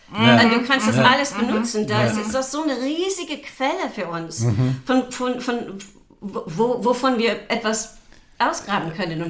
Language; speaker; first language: German; non-native, fluent; English